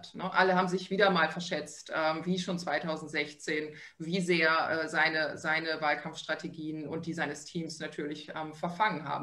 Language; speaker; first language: German; native; German